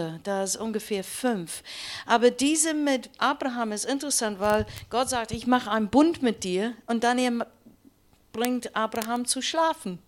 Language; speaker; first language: German; non-native, learner; English